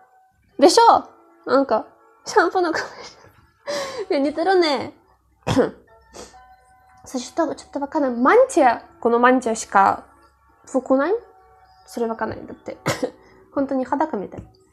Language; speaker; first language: Japanese; non-native, learner; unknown